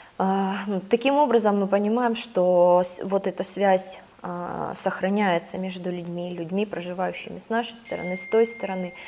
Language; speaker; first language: Russian; native; Russian